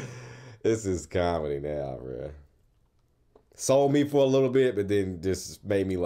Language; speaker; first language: English; native; English